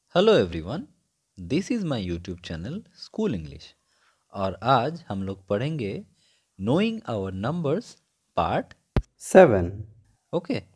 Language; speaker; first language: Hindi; non-native, local second language; Bangla